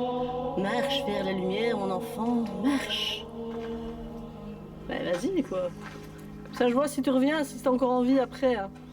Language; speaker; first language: French; native; French